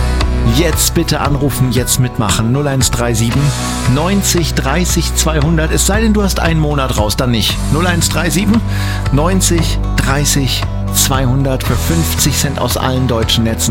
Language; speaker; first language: German; native; German